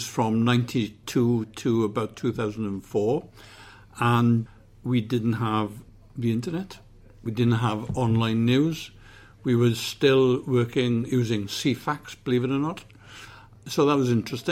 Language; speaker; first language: English; native; English